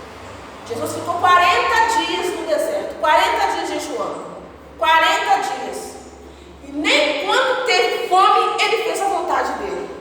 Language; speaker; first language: Portuguese; native; Portuguese